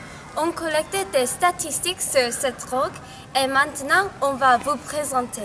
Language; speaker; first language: French; non-native, learner; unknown